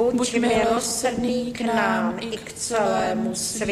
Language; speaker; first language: Czech; native; Czech